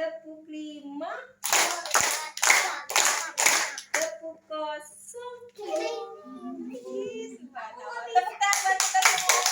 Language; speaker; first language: Indonesian; native; Indonesian